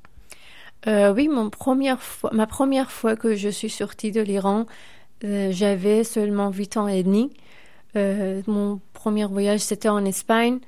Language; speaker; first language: French; non-native, fluent; Persian